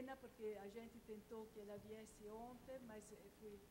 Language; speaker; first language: Portuguese; non-native, fluent; Italian